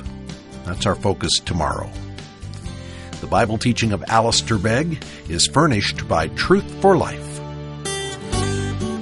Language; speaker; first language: English; native; English